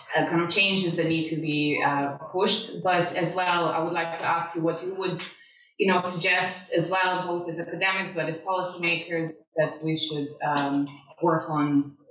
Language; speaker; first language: English; non-native, fluent; Serbian